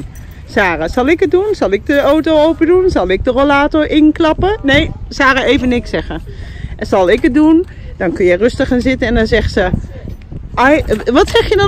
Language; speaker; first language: Dutch; native; Dutch